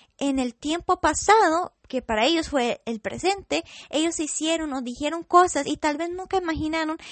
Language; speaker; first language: Spanish; non-native, fluent; English